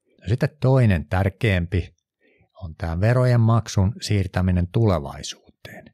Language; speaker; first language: Finnish; native; Finnish